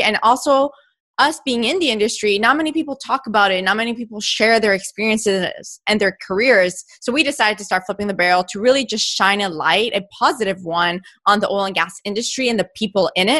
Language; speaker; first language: English; native; English